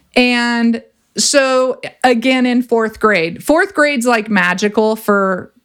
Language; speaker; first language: English; native; English